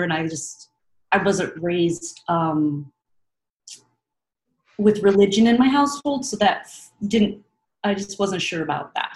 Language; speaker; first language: English; native; English